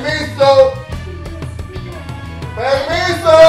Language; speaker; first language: Spanish; native; Spanish